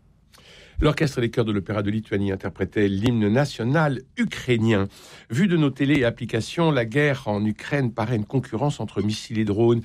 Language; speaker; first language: French; native; French